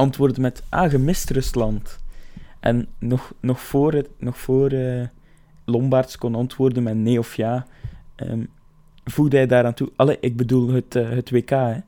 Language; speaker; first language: Dutch; native; Dutch